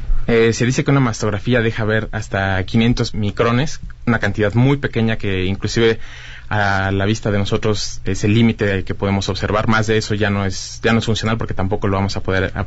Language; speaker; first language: Spanish; native; Spanish